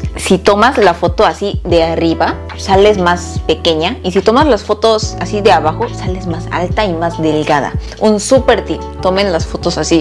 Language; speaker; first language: Spanish; early bilingual, other home language; Korean